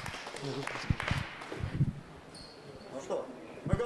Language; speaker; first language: Russian; native; Russian